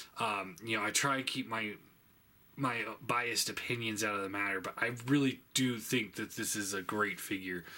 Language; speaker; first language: English; native; English